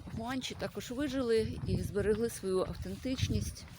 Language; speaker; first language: Ukrainian; native; Ukrainian